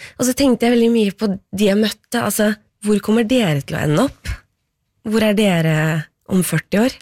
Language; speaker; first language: Norwegian; early bilingual, other home language; Persian